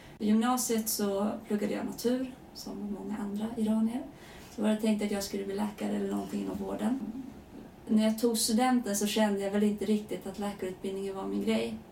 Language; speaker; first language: Swedish; early bilingual, other home language; Persian